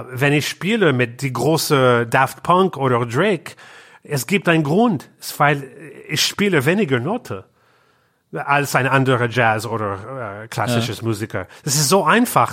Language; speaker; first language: German; non-native, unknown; English